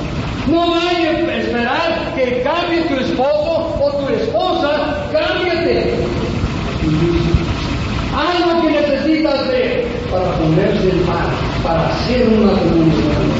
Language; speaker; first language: Spanish; non-native, fluent; English